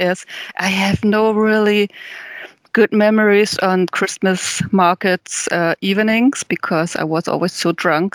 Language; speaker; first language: English; non-native, fluent; German